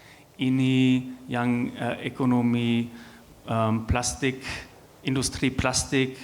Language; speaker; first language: Indonesian; non-native, learner; German